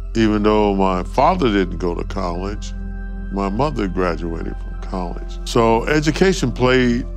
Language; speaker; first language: English; native; English